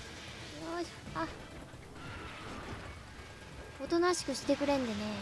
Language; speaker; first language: Japanese; native; Japanese